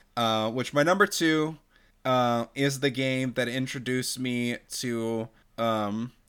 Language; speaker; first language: English; non-native, fluent; Portuguese